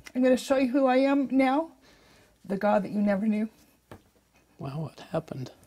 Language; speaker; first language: English; native; English